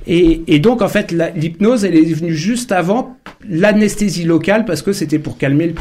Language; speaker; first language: French; native; French